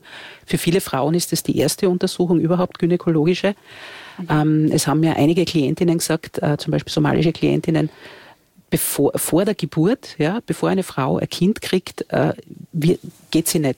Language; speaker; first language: German; native; German